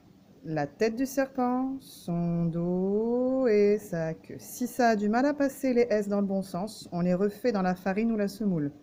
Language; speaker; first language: French; native; French